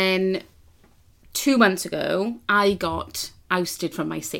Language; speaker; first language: English; native; English